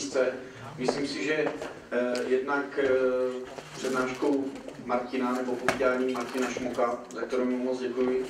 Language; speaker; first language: Czech; native; Czech